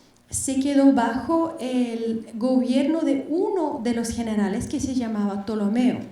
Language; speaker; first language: Spanish; non-native, fluent; Bulgarian